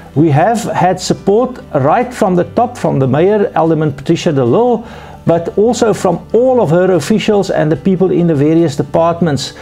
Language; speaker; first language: English; non-native, local second language; Afrikaans